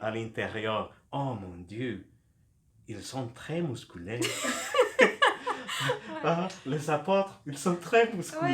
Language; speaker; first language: French; non-native, fluent; Spanish